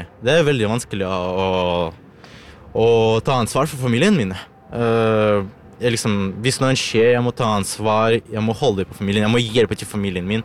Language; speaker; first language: Norwegian; early bilingual, other home language; Ukrainian